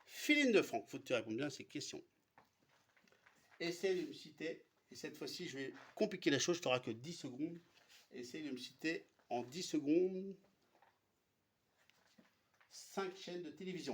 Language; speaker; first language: French; native; French